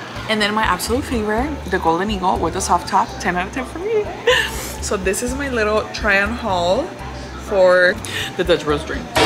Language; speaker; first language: English; early bilingual, other home language; Spanish